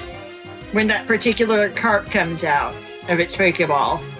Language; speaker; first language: English; native; English